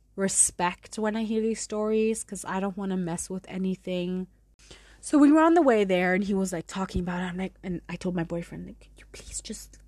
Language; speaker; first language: English; non-native, fluent; German